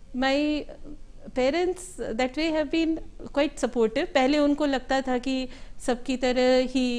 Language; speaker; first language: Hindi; native; Hindi